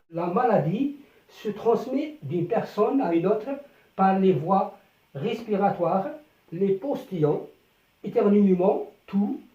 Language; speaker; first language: French; non-native, local second language; Arabic